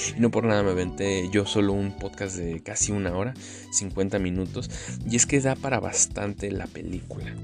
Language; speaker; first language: Spanish; native; Spanish